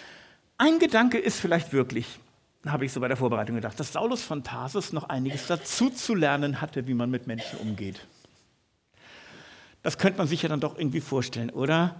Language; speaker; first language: German; native; German